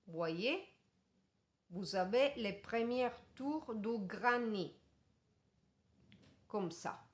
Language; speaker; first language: French; non-native, fluent; Italian